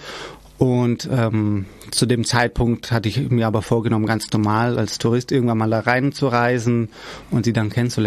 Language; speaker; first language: German; early bilingual, other home language; Persian